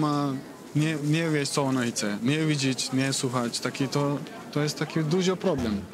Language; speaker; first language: Polish; non-native, learner; Turkish